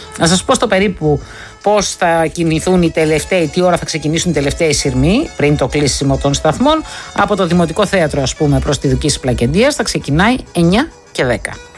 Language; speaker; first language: Greek; native; Greek